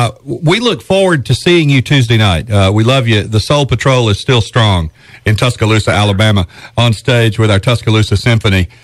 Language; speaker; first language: English; native; English